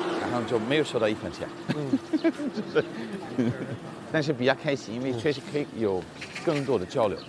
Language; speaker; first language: Chinese; non-native, fluent; English